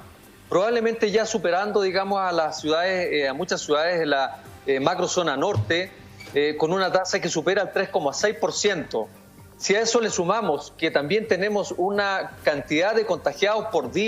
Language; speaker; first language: Spanish; native; Spanish